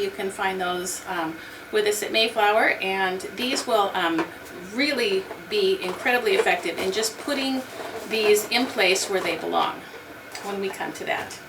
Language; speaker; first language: English; native; English